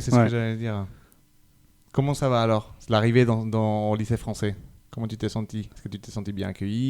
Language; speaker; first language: French; native; French